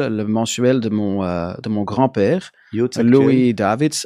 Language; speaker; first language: French; native; French